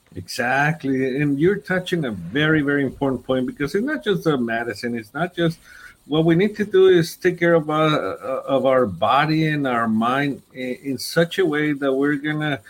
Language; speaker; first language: English; non-native, fluent; Spanish